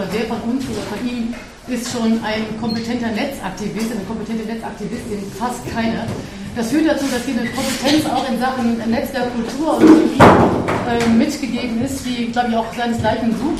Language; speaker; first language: German; native; German